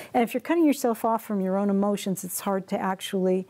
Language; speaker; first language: English; native; English